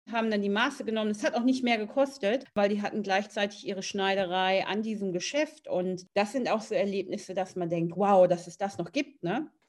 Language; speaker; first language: German; native; German